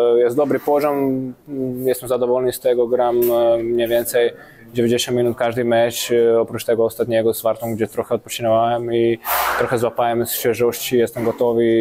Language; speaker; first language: Polish; non-native, fluent; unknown